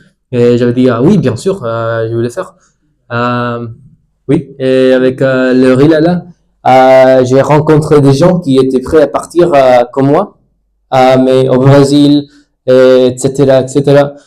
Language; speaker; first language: French; non-native, learner; Spanish